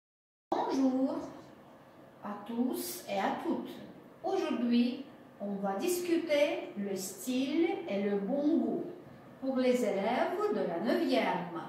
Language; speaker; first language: French; non-native, fluent; Russian